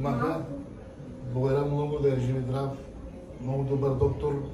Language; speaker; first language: Bulgarian; non-native, local second language; Turkish